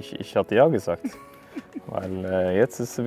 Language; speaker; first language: German; non-native, fluent; Norwegian